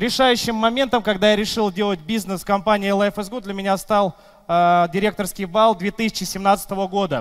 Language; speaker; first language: Russian; native; Russian